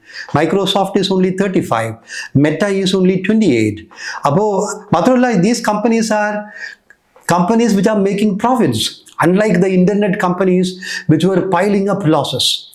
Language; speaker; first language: English; non-native, local second language; Malayalam